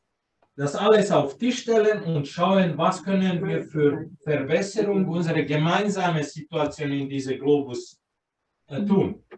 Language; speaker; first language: German; non-native, fluent; Croatian